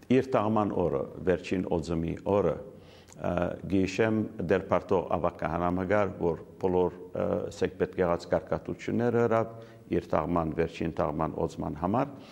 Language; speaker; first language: Armenian; early bilingual, heritage; Armenian